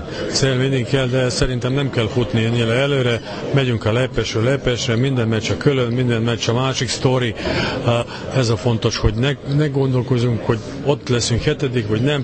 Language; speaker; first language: Hungarian; non-native, learner; Serbian